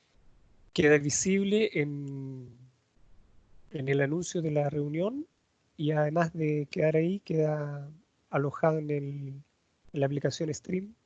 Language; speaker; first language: Spanish; native; Spanish